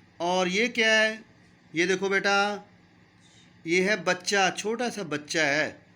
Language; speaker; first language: Urdu; non-native, local second language; Punjabi